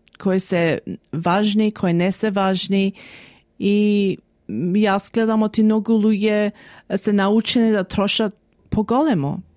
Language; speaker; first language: Macedonian; early bilingual, heritage; Macedonian